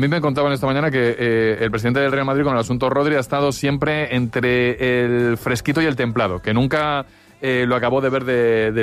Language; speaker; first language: Spanish; native; Spanish